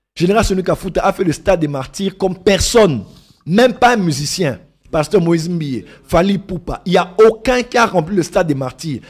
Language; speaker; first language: French; non-native, local second language; Lingala